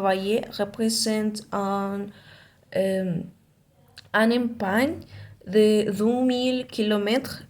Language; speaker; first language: French; non-native, learner; Spanish